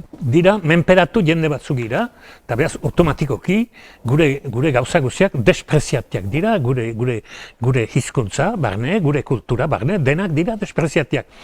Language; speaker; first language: Basque; native; Basque